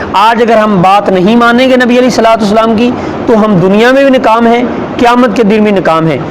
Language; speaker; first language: Urdu; non-native, local second language; Punjabi